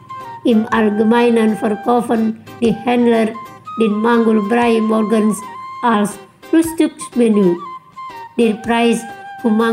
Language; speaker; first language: German; non-native, learner; Indonesian